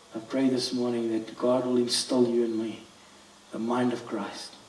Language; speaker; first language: English; non-native, local second language; Afrikaans